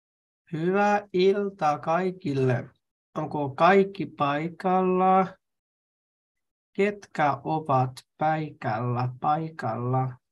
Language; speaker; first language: Finnish; non-native, fluent; Burmese